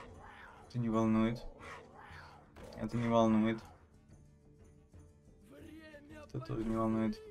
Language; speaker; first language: Russian; native; Russian